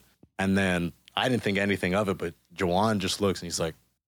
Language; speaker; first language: English; native; English